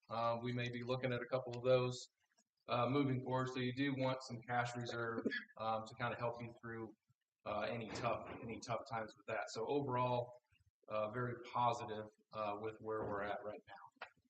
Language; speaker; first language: English; native; English